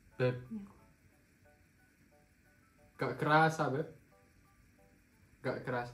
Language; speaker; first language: Indonesian; native; Indonesian